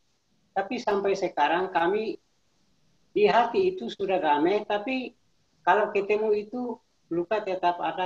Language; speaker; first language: Indonesian; non-native, local second language; Tetum